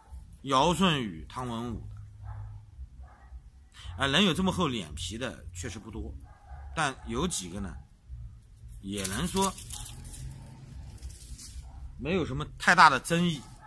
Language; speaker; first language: Chinese; native; Chinese